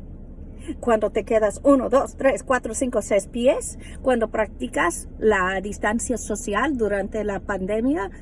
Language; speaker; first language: Spanish; non-native, fluent; English